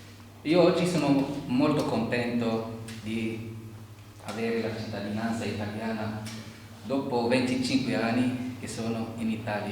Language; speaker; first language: Italian; non-native, fluent; Arabic